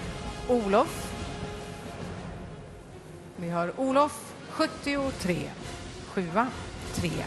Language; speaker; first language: Swedish; native; Swedish